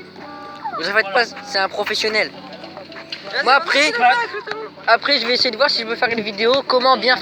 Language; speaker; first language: French; native; French